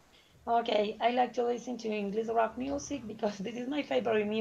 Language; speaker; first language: English; non-native, learner; Spanish